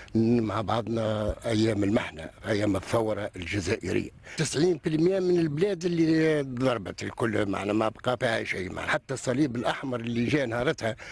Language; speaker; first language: Arabic; native; Arabic